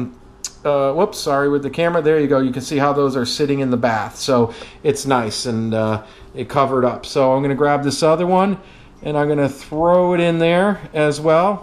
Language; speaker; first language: English; native; English